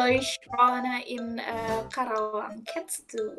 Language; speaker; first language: German; non-native, fluent; Indonesian